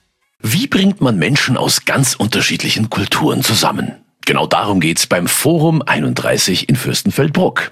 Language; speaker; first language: German; native; German